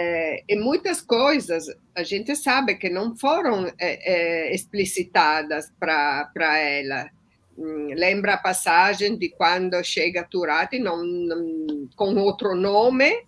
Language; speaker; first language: Portuguese; non-native, fluent; Italian